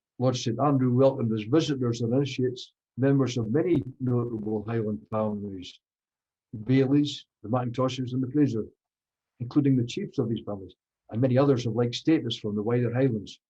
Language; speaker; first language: English; native; English